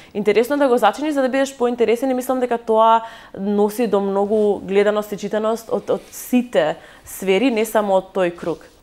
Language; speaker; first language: Macedonian; native; Macedonian